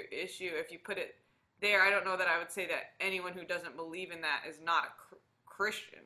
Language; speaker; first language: English; native; English